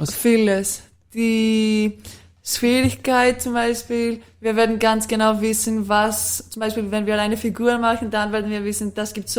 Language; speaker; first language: German; non-native, fluent; Greek